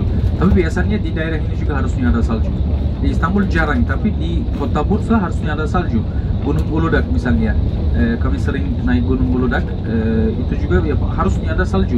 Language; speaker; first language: Indonesian; non-native, fluent; Turkish